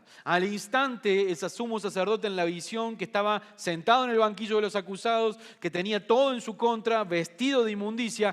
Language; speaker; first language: Spanish; native; Spanish